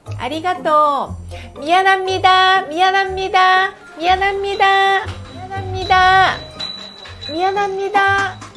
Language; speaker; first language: Japanese; non-native, fluent; Korean